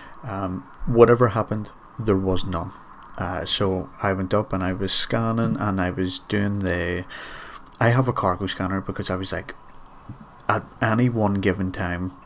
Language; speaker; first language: English; native; English